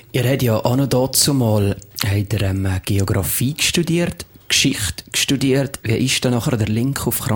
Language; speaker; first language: German; native; German